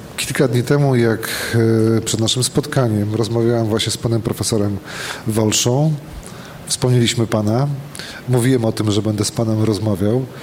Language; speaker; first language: Polish; native; Polish